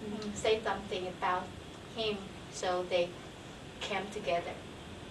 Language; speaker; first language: English; non-native, learner; Chinese